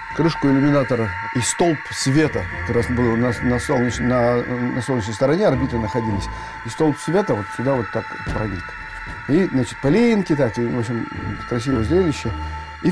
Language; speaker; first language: Russian; native; Russian